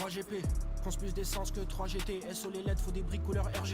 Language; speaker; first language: French; native; French